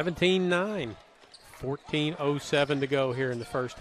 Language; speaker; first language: English; native; English